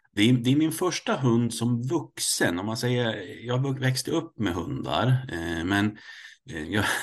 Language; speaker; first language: Swedish; native; Swedish